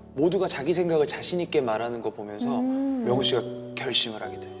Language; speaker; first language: Korean; native; Korean